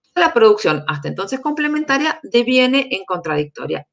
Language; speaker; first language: Spanish; native; Spanish